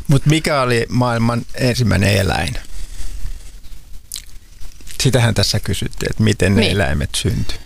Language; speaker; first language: Finnish; native; Finnish